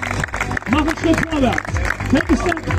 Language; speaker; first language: German; native; German